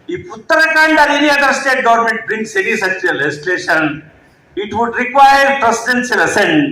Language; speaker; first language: English; non-native, local second language; Kannada